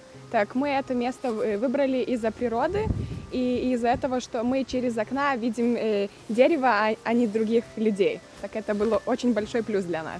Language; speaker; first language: Russian; non-native, local second language; Lithuanian